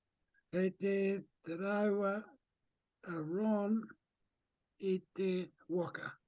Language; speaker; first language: Māori; non-native, learner; English